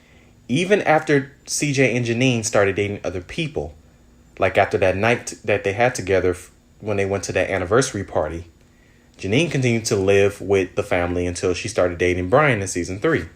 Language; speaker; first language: English; native; English